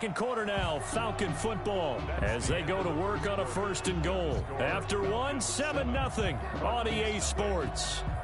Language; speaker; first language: English; native; English